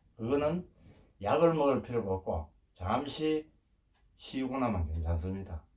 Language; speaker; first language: Korean; native; Korean